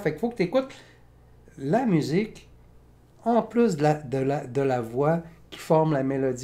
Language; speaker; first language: French; native; French